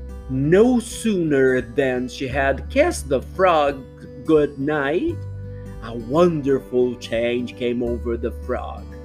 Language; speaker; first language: English; non-native, fluent; Portuguese